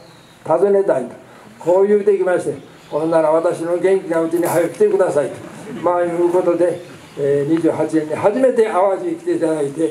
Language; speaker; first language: Japanese; native; Japanese